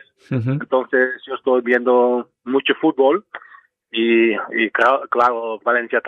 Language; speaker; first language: Spanish; non-native, fluent; Dutch